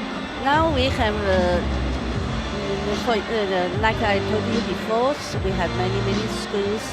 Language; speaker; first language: English; non-native, learner; Chinese